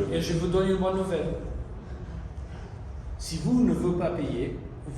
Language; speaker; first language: French; non-native, fluent; Italian